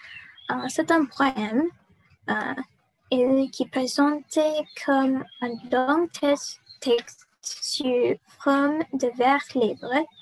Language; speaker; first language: French; non-native, learner; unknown